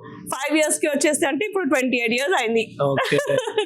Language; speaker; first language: Telugu; non-native, local second language; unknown